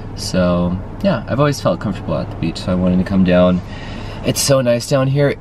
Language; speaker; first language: English; native; English